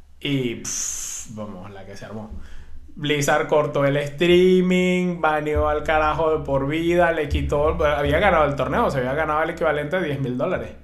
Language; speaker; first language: Spanish; native; Spanish